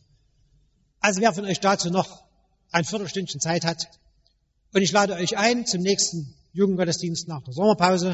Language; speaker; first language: German; native; German